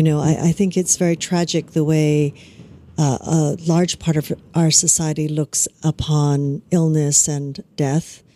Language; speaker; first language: English; native; English